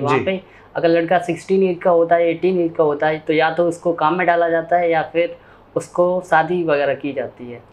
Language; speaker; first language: Hindi; native; Hindi